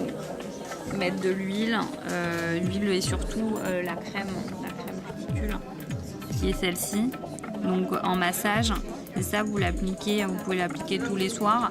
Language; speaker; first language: French; native; French